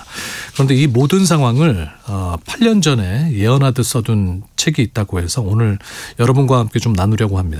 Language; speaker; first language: Korean; native; Korean